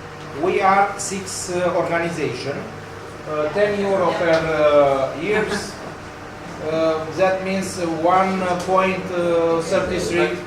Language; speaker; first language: English; non-native, learner; Romanian